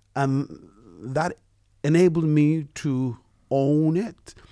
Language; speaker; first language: English; early bilingual, other home language; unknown